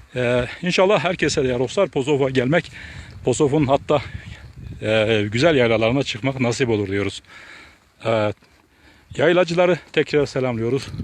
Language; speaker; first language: Turkish; native; Turkish